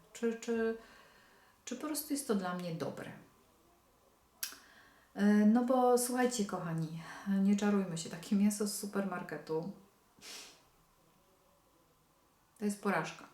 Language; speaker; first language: Polish; native; Polish